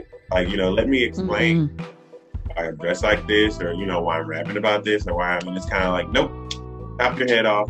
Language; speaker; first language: English; native; English